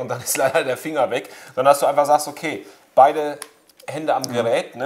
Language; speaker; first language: German; native; German